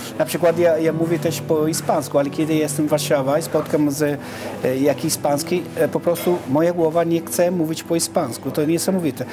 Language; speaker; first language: Polish; non-native, learner; Italian